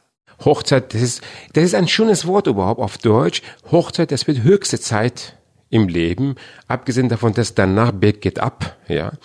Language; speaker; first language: German; non-native, fluent; Persian